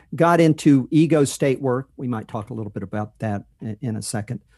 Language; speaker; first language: English; native; English